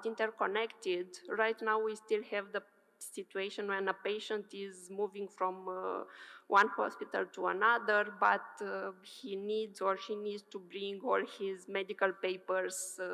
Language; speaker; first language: English; non-native, fluent; Romanian